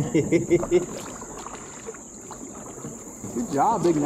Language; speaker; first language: English; native; English